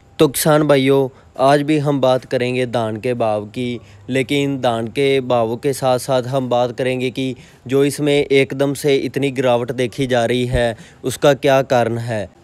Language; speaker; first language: Hindi; non-native, local second language; Punjabi